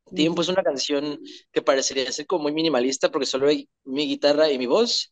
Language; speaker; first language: Spanish; native; Spanish